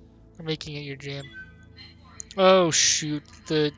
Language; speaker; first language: English; native; English